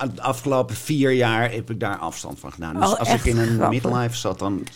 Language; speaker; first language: Dutch; native; Dutch